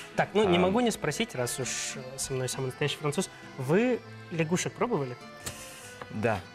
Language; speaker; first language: Russian; non-native, fluent; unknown